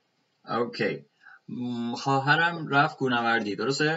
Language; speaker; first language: Persian; native; Persian